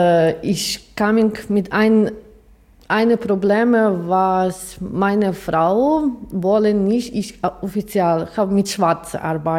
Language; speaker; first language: German; non-native, learner; Ukrainian